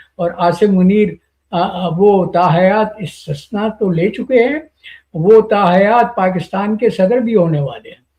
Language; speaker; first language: Urdu; native; Urdu